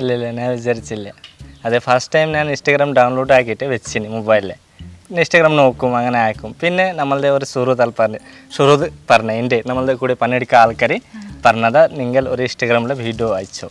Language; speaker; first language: Malayalam; non-native, local second language; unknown